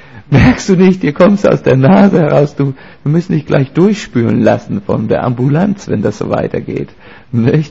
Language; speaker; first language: German; native; German